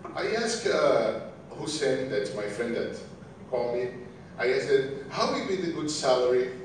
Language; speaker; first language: English; non-native, learner; Portuguese